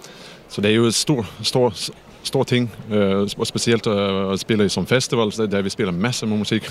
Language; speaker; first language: Danish; non-native, fluent; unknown